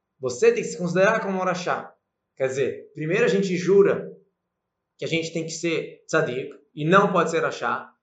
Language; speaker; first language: Portuguese; native; Portuguese